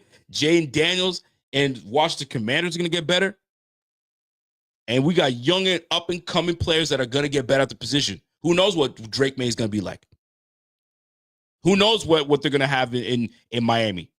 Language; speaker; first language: English; native; English